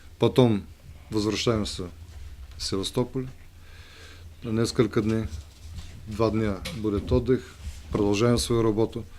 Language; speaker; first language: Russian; non-native, learner; Bulgarian